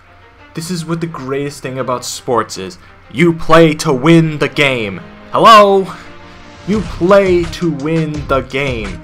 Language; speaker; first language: English; native; English